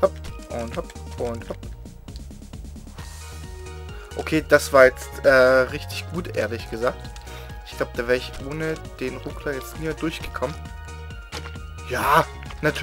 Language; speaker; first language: German; native; German